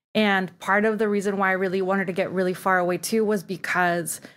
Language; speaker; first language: English; early bilingual, other home language; Spanish